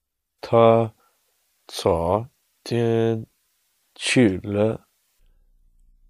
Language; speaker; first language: Chinese; non-native, learner; English